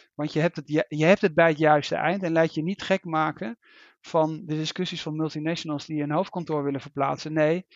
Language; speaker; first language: Dutch; native; Dutch